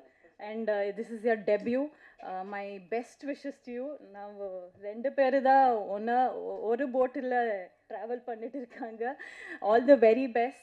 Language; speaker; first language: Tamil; non-native, learner; Kannada